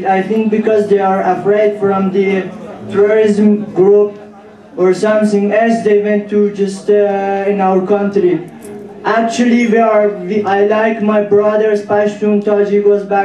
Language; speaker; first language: English; non-native, learner; Pashto